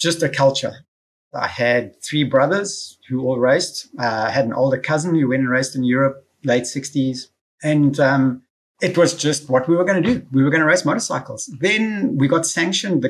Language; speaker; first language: English; native; English